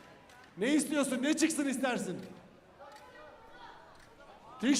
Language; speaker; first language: Turkish; native; Turkish